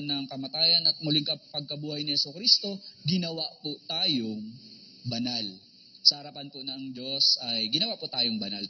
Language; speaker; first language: Filipino; native; Filipino